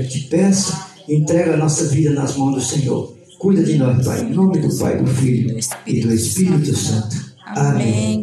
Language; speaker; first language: Portuguese; native; Portuguese